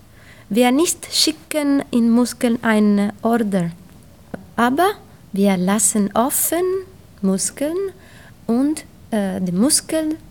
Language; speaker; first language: German; non-native, learner; Italian